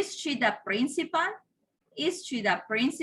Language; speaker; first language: English; non-native, fluent; Spanish